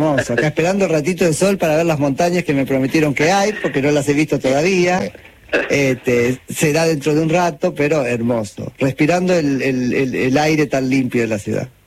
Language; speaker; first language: Spanish; native; Spanish